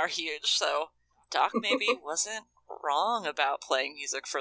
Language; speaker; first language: English; native; English